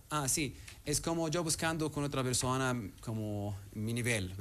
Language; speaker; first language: Spanish; non-native, learner; Arabic